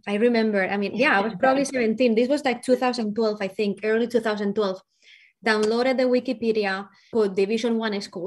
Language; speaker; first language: English; non-native, fluent; Spanish